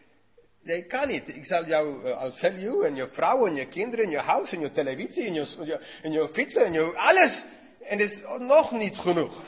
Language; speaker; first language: Dutch; non-native, learner; English